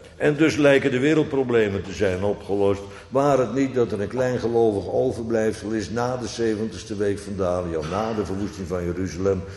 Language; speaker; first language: Dutch; native; Dutch